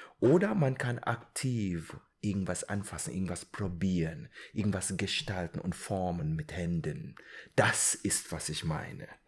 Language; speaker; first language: German; non-native, fluent; English